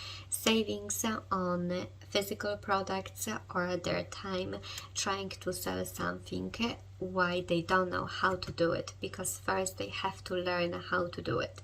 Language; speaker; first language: English; non-native, fluent; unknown